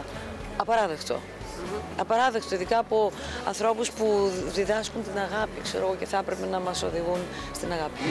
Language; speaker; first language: Greek; native; Greek